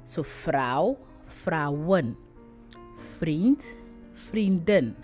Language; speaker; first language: Dutch; non-native, fluent; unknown